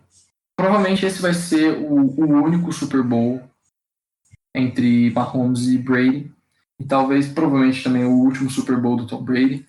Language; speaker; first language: Portuguese; native; Portuguese